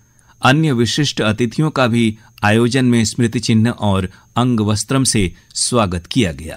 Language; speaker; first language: Hindi; native; Hindi